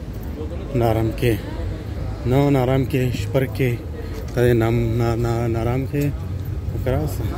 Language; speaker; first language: Czech; non-native, learner; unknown